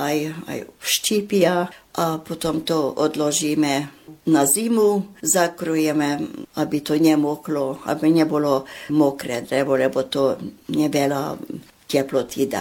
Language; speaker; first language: Slovak; early bilingual, heritage; Slovak